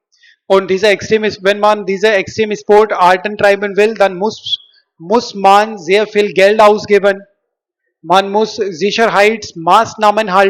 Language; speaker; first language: German; non-native, learner; Hindi